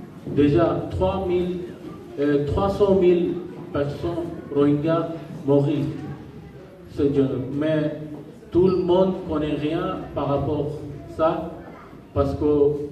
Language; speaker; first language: French; non-native, learner; Rohingya